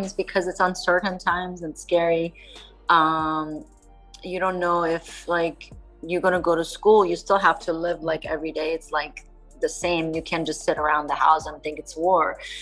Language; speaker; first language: English; early bilingual, other home language; Persian